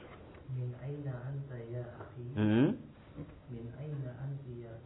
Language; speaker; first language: Arabic; non-native, learner; Indonesian